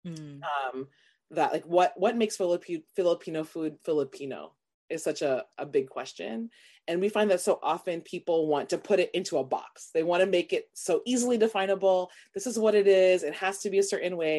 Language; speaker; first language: English; native; English